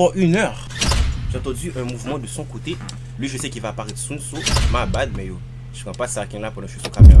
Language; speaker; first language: French; native; French